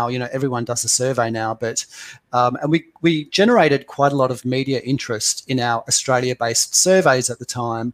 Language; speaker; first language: English; native; English